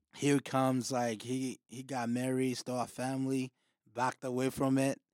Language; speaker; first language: English; non-native, local second language; Rundi